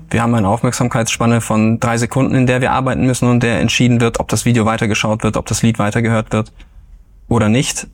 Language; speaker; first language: German; early bilingual, other home language; Italian